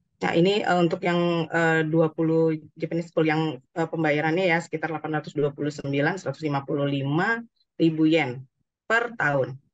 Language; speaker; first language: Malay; non-native, fluent; Japanese